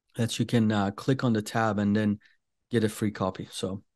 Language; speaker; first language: English; non-native, fluent; Persian